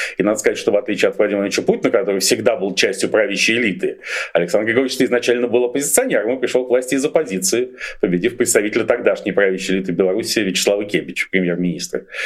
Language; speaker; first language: Russian; native; Russian